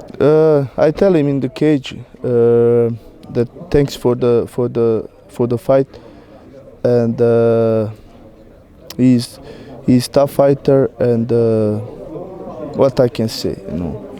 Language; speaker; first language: English; non-native, learner; Croatian